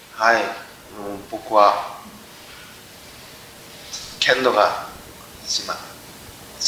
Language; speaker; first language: Japanese; non-native, learner; Korean